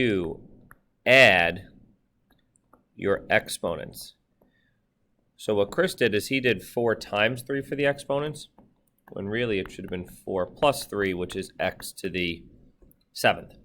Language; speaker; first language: English; native; English